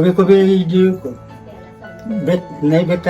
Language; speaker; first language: Hindi; non-native, local second language; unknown